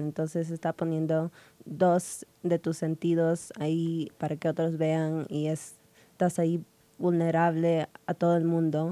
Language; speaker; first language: Spanish; early bilingual, heritage; Spanish